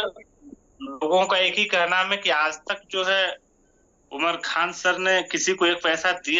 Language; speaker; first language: Hindi; native; Hindi